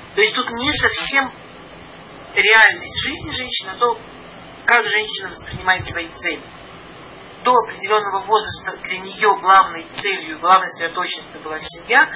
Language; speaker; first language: Russian; early bilingual, heritage; Russian